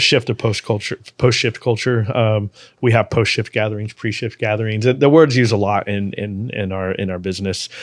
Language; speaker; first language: English; native; English